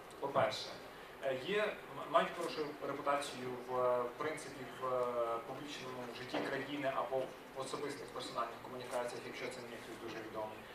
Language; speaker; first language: Ukrainian; native; Ukrainian